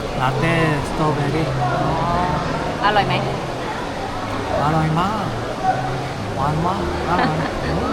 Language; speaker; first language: Thai; non-native, learner; Korean